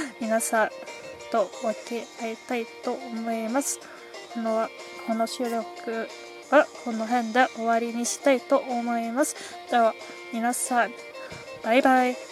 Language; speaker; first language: Japanese; non-native, learner; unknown